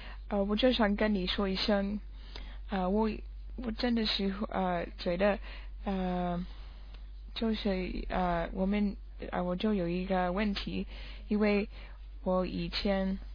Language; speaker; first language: Chinese; non-native, learner; English